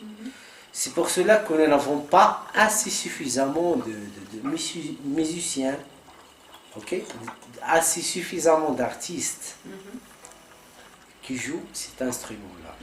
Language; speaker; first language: French; non-native, local second language; Arabic